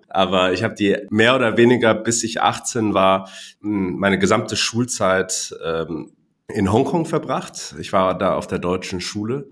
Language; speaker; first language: German; non-native, fluent; Cantonese